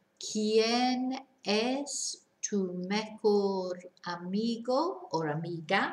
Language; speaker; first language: Spanish; non-native, fluent; English